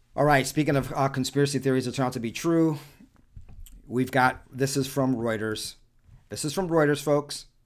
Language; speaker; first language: English; early bilingual, other home language; Spanish